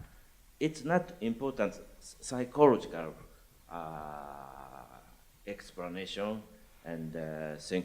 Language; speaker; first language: English; non-native, learner; Japanese